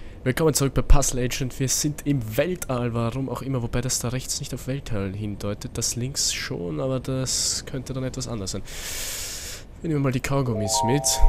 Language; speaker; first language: German; native; German